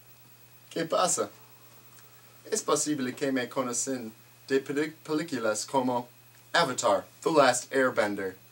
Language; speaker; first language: Spanish; non-native, learner; English